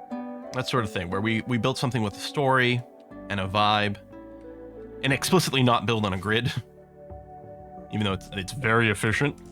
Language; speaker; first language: English; native; English